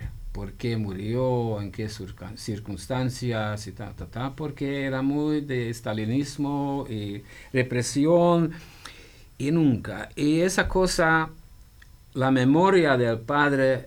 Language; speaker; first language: Spanish; non-native, fluent; Hungarian